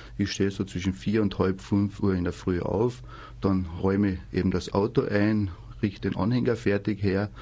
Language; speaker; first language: German; native; German